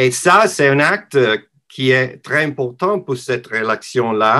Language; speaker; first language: French; non-native, learner; English